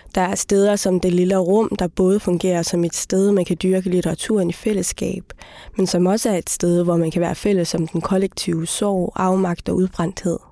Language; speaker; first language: Danish; early bilingual, other home language; Somali